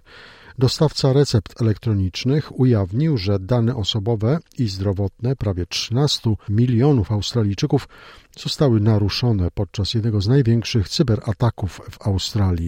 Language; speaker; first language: Polish; native; Polish